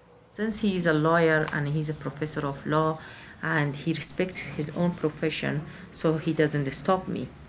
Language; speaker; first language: English; non-native, fluent; Persian